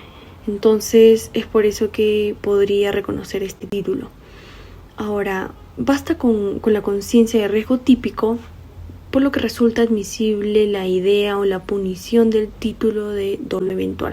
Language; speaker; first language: Spanish; native; Spanish